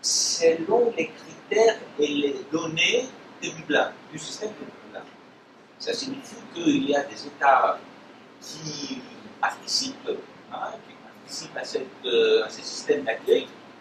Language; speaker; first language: French; non-native, fluent; Greek